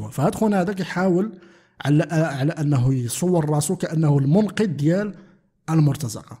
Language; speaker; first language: Arabic; native; Arabic